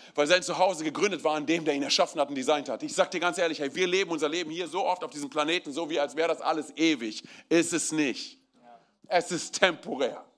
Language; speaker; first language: German; early bilingual, other home language; Romanian